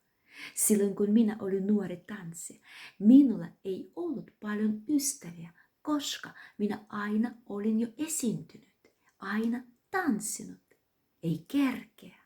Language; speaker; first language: Finnish; non-native, learner; Russian